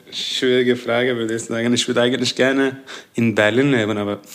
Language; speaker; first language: German; non-native, fluent; Turkish